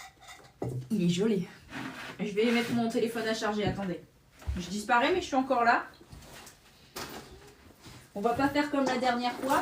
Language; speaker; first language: French; native; French